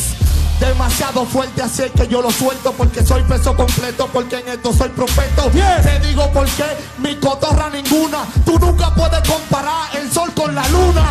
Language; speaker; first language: Spanish; native; Spanish